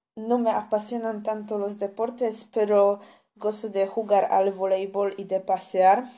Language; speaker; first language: Spanish; non-native, fluent; Polish